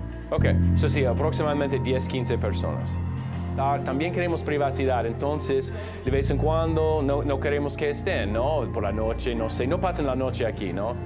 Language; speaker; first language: Spanish; non-native, learner; English